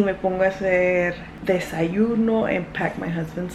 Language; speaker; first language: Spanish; early bilingual, heritage; English